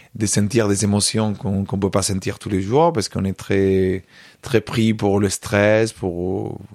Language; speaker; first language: French; non-native, fluent; Spanish